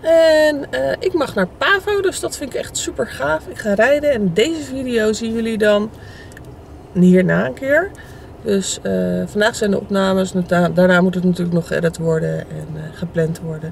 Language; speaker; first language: Dutch; native; Dutch